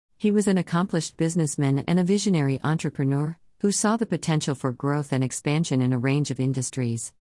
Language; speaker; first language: English; native; English